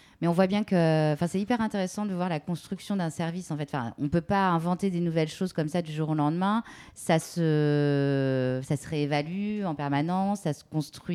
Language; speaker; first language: French; native; French